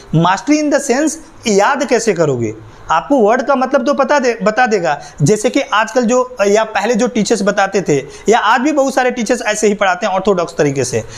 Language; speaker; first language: Hindi; native; Hindi